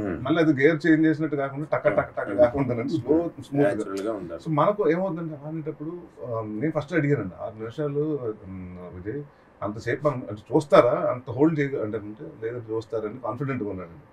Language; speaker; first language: Telugu; native; Telugu